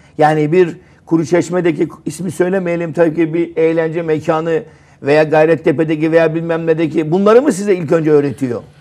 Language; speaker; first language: Turkish; native; Turkish